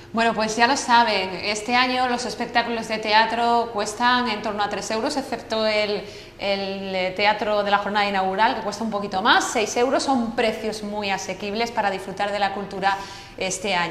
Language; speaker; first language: Spanish; native; Spanish